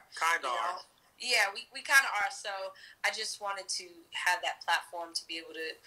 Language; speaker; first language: English; native; English